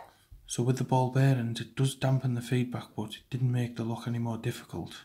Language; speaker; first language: English; native; English